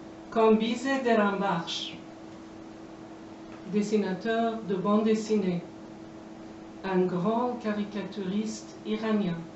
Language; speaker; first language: French; non-native, fluent; Persian